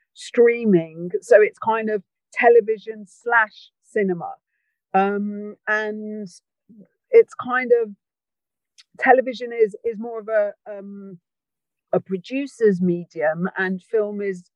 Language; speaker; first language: English; native; English